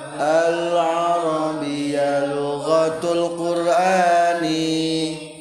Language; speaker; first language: Arabic; non-native, fluent; Indonesian